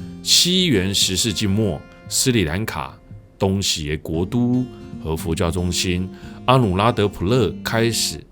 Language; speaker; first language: Chinese; native; Chinese